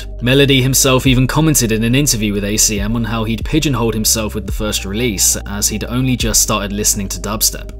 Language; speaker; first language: English; native; English